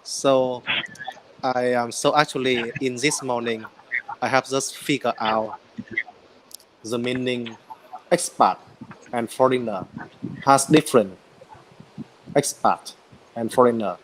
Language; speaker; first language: English; non-native, learner; Vietnamese